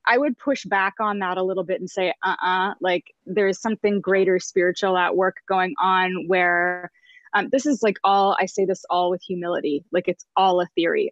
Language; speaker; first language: English; native; English